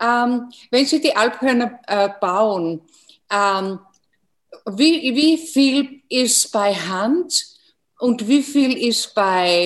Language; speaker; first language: German; non-native, fluent; English